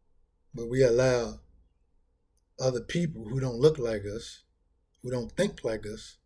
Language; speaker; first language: English; native; English